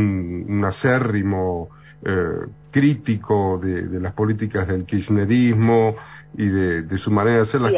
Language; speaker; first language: Spanish; native; Spanish